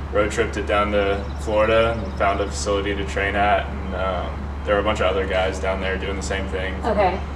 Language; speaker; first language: English; native; English